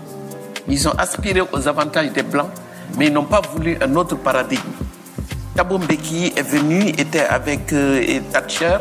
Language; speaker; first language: French; non-native, local second language; Bambara